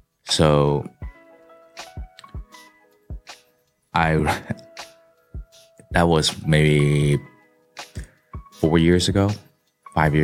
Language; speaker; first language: English; non-native, local second language; Cantonese